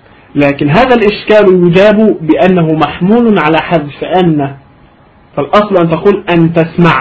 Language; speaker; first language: Arabic; native; Arabic